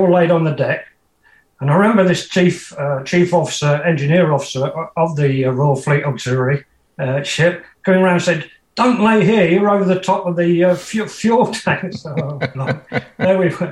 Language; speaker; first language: English; native; English